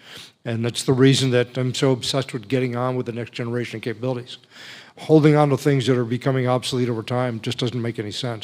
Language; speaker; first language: English; native; English